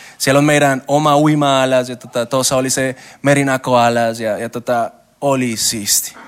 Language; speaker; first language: Finnish; non-native, learner; Spanish